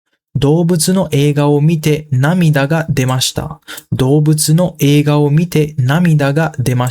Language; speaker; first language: Japanese; non-native, fluent; Sinhala